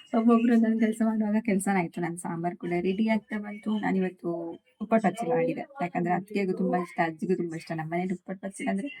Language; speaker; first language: Kannada; native; Kannada